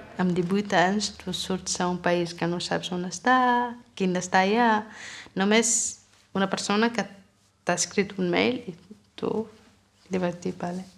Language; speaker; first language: Catalan; non-native, fluent; Arabic